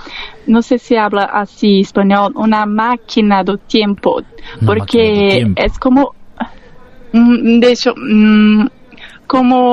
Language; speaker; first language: Spanish; non-native, learner; Portuguese